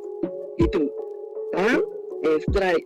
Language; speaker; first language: Indonesian; non-native, fluent; Japanese